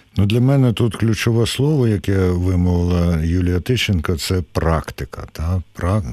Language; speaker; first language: Ukrainian; native; Ukrainian